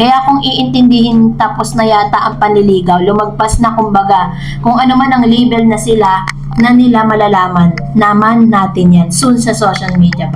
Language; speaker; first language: Filipino; native; Filipino